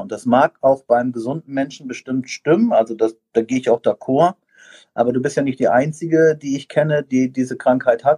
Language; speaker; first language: German; native; German